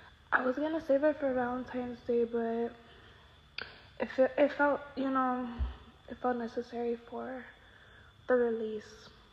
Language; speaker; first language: English; early bilingual, other home language; Spanish